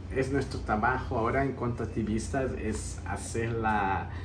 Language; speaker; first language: Spanish; early bilingual, heritage; Spanish